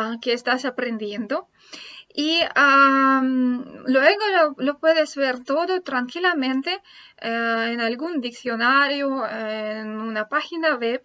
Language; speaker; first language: Spanish; non-native, fluent; Russian